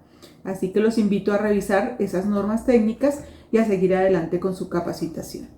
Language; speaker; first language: Spanish; native; Spanish